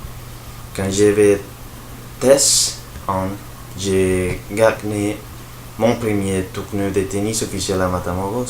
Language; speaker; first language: French; non-native, learner; Spanish